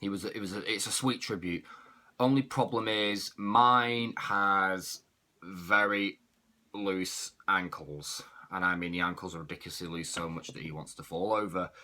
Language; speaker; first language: English; native; English